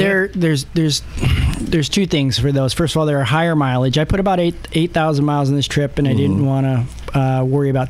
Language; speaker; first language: English; native; English